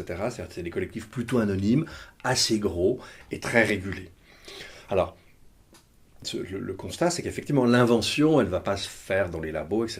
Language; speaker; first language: French; native; French